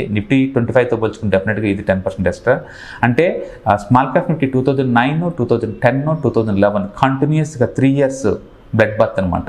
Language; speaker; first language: Telugu; native; Telugu